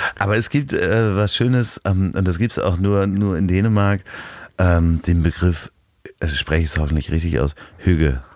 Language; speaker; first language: German; native; German